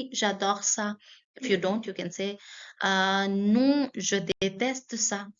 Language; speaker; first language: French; non-native, fluent; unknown